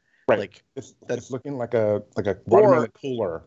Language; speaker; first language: English; native; English